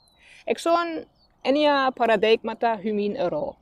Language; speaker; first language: Greek; non-native, fluent; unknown